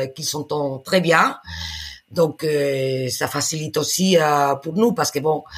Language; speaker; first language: French; non-native, fluent; Spanish